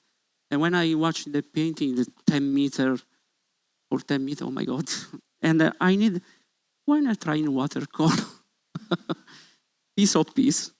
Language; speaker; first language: English; non-native, learner; Italian